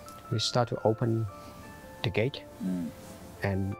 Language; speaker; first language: English; non-native, fluent; Vietnamese